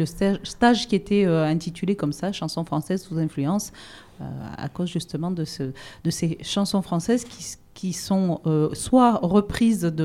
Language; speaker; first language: French; native; French